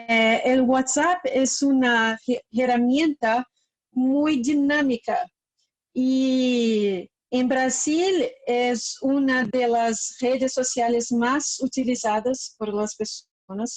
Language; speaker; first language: Spanish; non-native, fluent; Portuguese